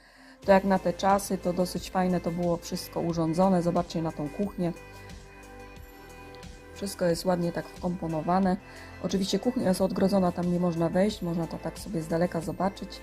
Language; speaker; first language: Polish; native; Polish